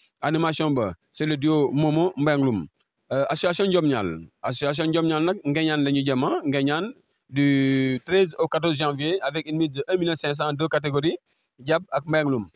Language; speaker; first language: French; non-native, local second language; Wolof